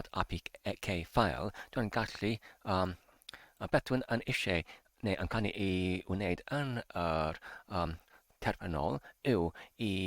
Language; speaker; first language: Welsh; non-native, learner; English